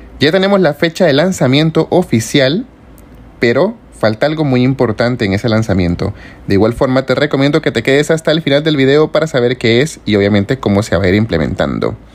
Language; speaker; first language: Spanish; native; Spanish